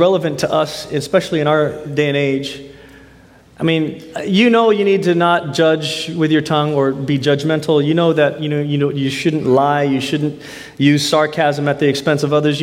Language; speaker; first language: English; native; English